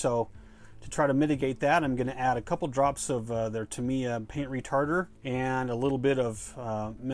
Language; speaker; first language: English; native; English